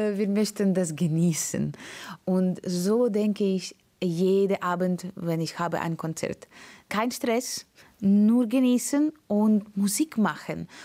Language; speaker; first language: German; non-native, learner; Latvian